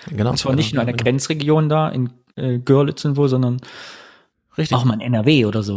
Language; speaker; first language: German; native; German